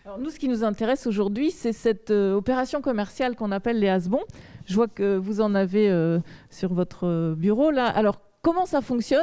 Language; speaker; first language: French; native; French